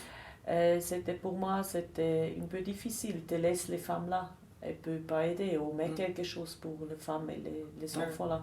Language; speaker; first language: French; non-native, local second language; German